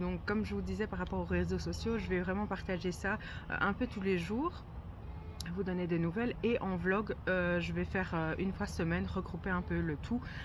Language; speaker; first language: French; native; French